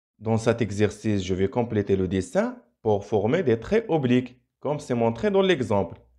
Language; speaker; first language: French; non-native, local second language; Arabic